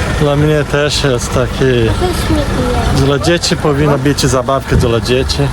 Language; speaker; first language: Polish; non-native, learner; Portuguese